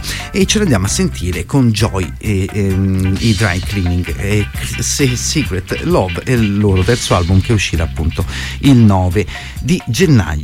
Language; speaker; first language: Italian; native; Italian